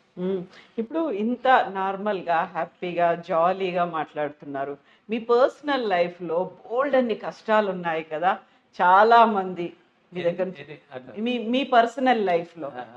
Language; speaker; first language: Telugu; native; Telugu